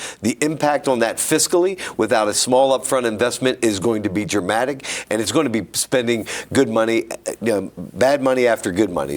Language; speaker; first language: English; native; English